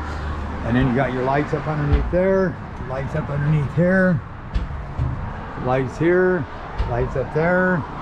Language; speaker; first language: English; native; English